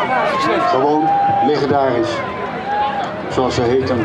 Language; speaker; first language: Dutch; native; Dutch